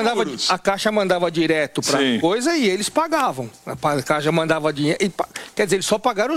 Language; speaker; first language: Portuguese; native; Portuguese